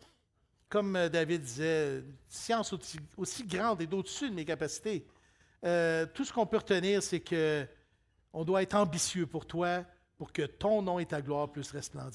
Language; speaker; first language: French; native; French